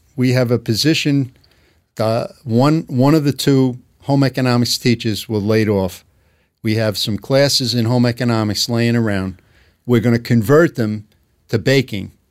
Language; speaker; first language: English; native; English